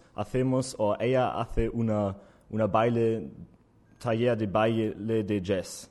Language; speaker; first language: Spanish; non-native, learner; German